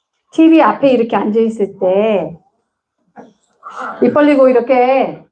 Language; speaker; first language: Korean; native; Korean